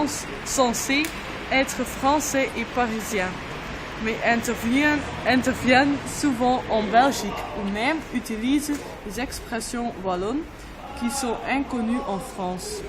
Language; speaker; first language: French; non-native, learner; Dutch